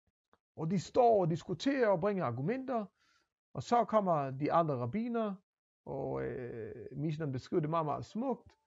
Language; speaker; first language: Danish; non-native, fluent; Hebrew